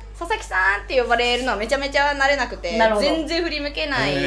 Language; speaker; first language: Japanese; native; Japanese